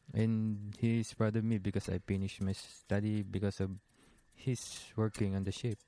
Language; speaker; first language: English; non-native, local second language; Filipino